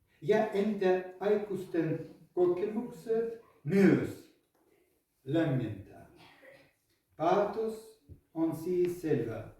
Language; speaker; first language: Finnish; non-native, learner; Ukrainian